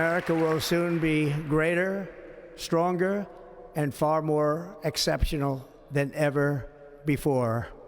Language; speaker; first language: English; native; English